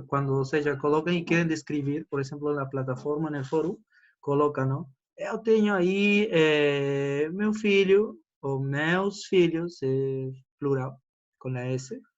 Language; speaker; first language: Portuguese; non-native, fluent; Spanish